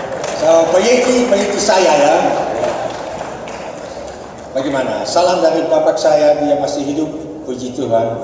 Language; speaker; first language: Indonesian; non-native, fluent; Dutch